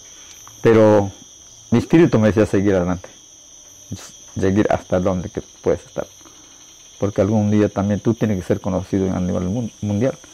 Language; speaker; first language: Spanish; non-native, local second language; Shipibo-Conibo